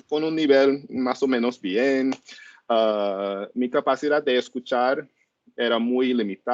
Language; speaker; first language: Spanish; non-native, learner; English